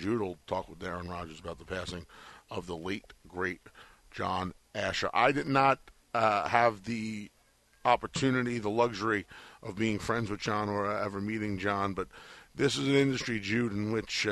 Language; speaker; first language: English; native; English